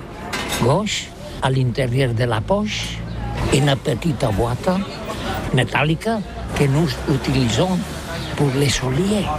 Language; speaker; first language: French; non-native, learner; Catalan